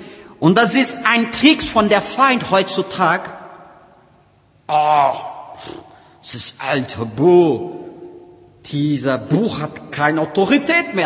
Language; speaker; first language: German; non-native, learner; Portuguese